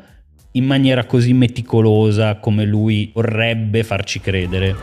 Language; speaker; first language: Italian; native; Italian